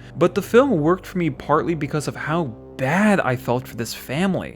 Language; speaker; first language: English; native; English